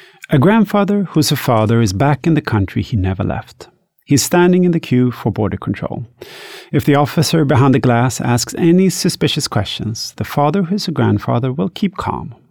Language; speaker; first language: English; non-native, fluent; Swedish